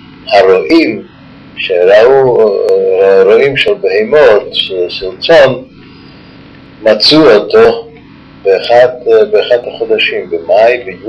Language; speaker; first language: Hebrew; non-native, fluent; Yiddish